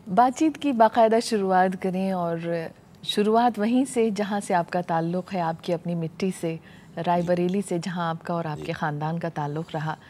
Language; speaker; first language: Hindi; native; Hindi